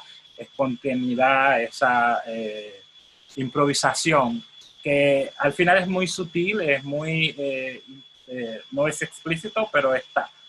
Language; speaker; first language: Spanish; non-native, fluent; Haitian Creole